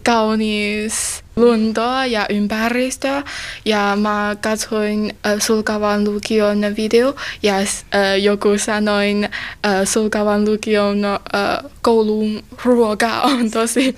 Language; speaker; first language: Finnish; non-native, learner; Chinese